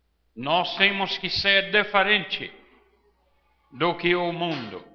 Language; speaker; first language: Portuguese; non-native, fluent; English